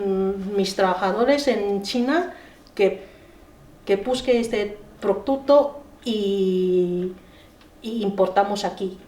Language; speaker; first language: Spanish; non-native, learner; Chinese